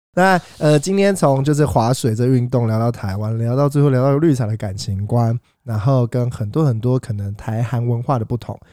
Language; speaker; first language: Chinese; native; Chinese